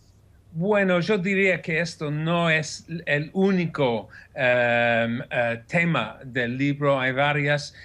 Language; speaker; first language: Spanish; non-native, fluent; English